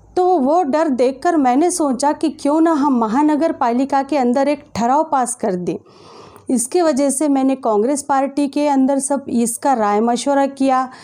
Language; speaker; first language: Hindi; native; Hindi